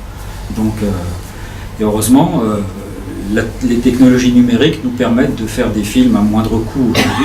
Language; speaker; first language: French; native; French